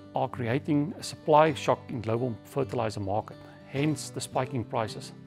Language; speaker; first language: English; non-native, local second language; Afrikaans